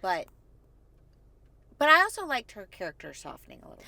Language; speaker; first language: English; native; English